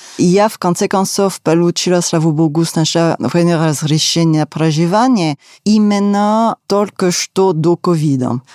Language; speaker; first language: Russian; non-native, fluent; French